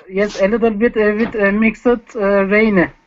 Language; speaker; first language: English; non-native, learner; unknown